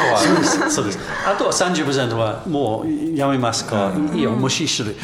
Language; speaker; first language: Japanese; non-native, learner; English